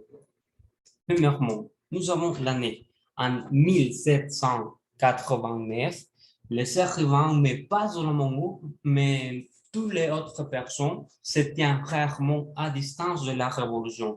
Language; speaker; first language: French; non-native, learner; Spanish